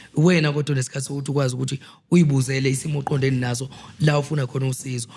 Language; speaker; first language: Zulu; native; Zulu